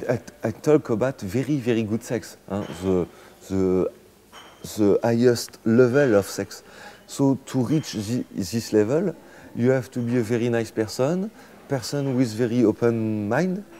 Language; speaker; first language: English; non-native, fluent; French